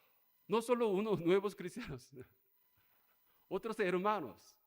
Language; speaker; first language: Spanish; non-native, learner; Korean